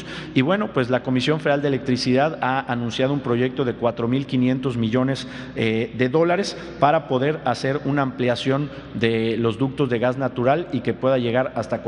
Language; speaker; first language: Spanish; native; Spanish